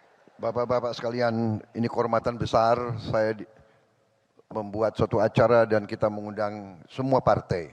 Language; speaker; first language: Indonesian; native; Indonesian